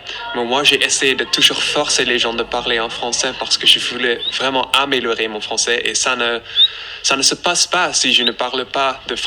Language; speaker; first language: French; non-native, fluent; Dutch